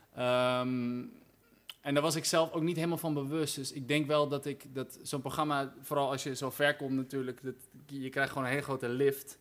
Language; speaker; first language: Dutch; native; Dutch